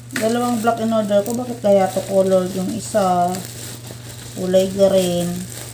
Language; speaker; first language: Filipino; native; Filipino